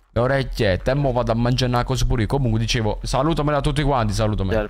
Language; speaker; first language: Italian; native; Italian